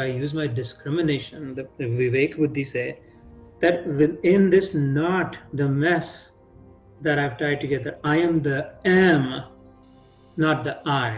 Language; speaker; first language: English; non-native, local second language; Hindi